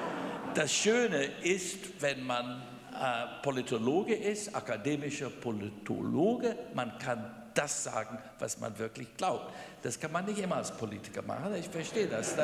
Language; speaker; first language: German; non-native, fluent; English